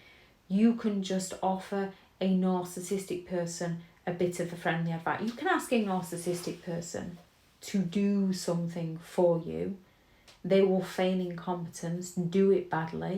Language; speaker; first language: English; native; English